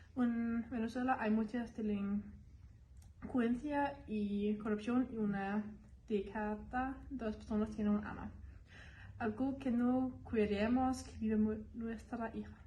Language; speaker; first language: Spanish; non-native, learner; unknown